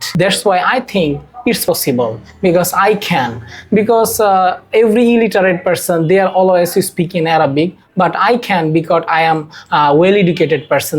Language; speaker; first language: English; non-native, learner; Bangla